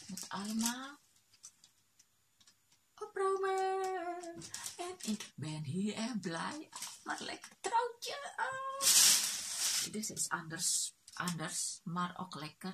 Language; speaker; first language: Dutch; non-native, learner; Indonesian